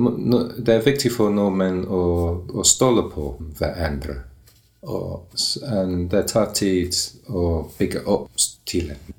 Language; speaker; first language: Norwegian; non-native, learner; English